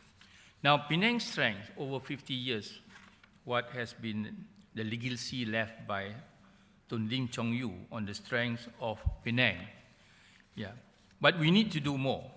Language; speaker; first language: English; non-native, local second language; Malay